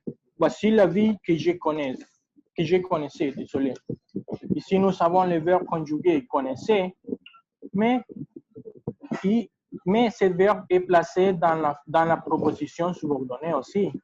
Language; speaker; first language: French; non-native, learner; Spanish